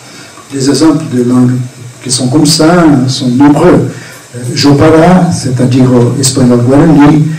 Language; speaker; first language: French; non-native, fluent; Portuguese